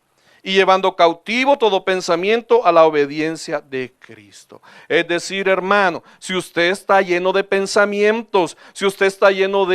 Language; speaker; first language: Spanish; native; Spanish